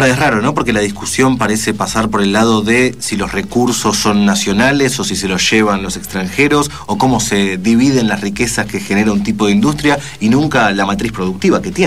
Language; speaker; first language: Spanish; native; Spanish